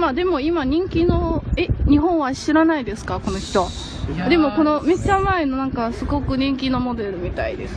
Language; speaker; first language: Japanese; non-native, learner; Chinese